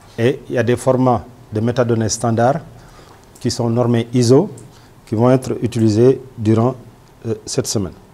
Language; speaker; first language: French; non-native, local second language; Wolof